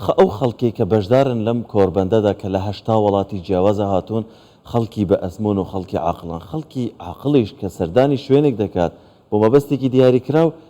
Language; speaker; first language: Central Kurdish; non-native, local second language; Kurdish